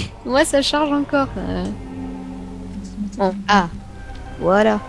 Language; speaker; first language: French; native; French